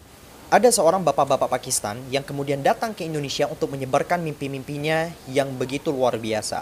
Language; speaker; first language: Indonesian; native; Indonesian